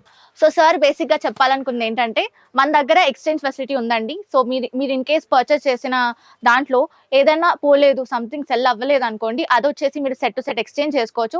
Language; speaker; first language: Telugu; native; Telugu